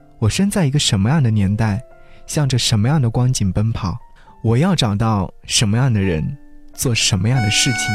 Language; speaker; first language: Chinese; native; Chinese